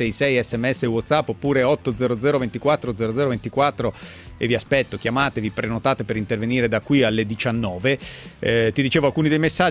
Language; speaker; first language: Italian; native; Italian